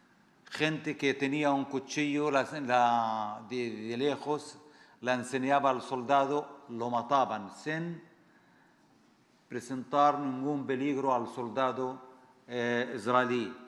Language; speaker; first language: Spanish; non-native, fluent; Arabic